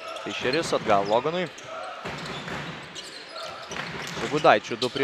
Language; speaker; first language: Lithuanian; native; Lithuanian